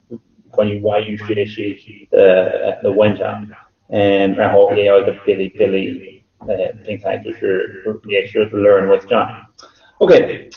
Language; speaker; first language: Chinese; non-native, fluent; English